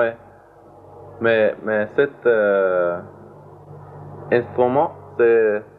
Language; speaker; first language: French; non-native, learner; Danish